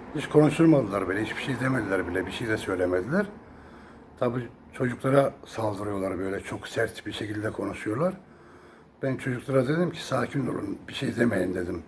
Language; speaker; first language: Turkish; native; Turkish